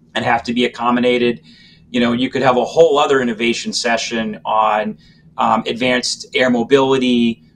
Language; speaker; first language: English; native; English